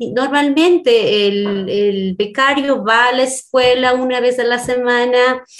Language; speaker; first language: Spanish; non-native, local second language; Quechua